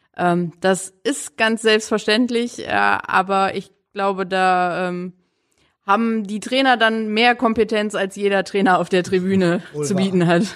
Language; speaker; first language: German; native; German